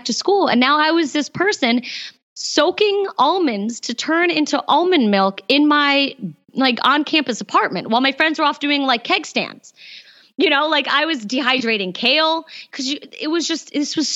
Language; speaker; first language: English; native; English